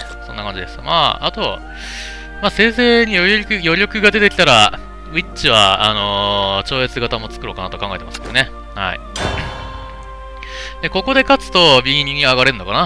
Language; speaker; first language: Japanese; native; Japanese